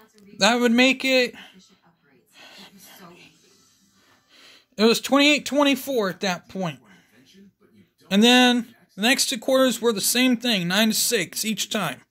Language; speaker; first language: English; native; English